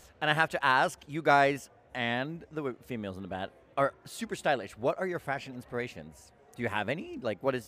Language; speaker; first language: English; non-native, fluent; Dutch